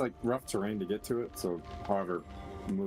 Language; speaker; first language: English; native; English